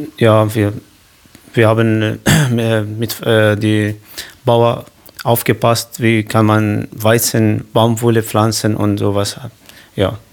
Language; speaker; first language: German; non-native, learner; Kurdish